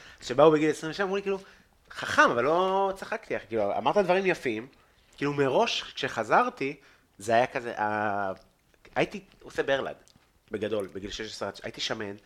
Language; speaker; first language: Hebrew; native; Hebrew